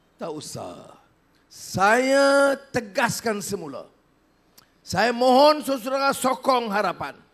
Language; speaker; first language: Malay; native; Malay